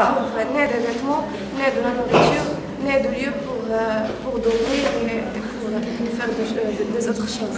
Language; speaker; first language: French; non-native, learner; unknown